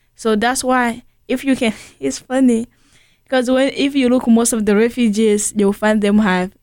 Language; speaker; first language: English; early bilingual, other home language; Rundi